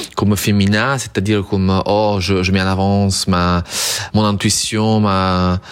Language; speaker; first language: French; non-native, fluent; Italian